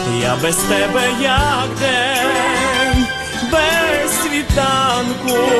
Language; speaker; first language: Ukrainian; native; Ukrainian